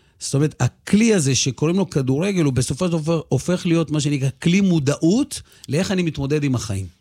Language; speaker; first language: Hebrew; early bilingual, other home language; Russian